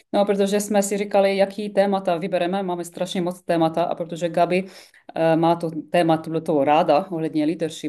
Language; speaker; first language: Czech; non-native, fluent; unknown